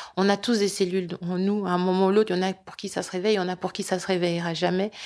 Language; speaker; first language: French; early bilingual, other home language; Lingala